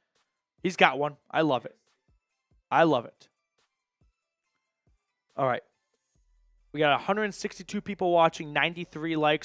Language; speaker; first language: English; native; English